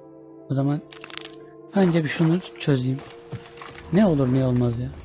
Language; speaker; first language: Turkish; native; Turkish